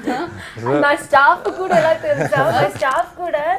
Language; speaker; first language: Telugu; non-native, learner; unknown